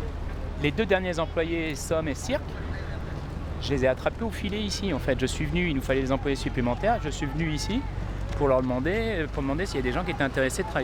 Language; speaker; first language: French; native; French